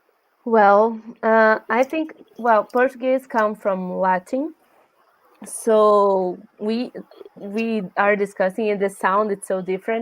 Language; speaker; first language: English; non-native, learner; Portuguese